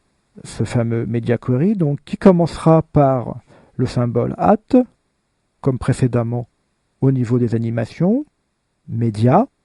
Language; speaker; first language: French; native; French